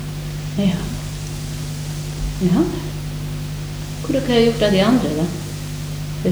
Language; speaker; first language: Norwegian; native; Norwegian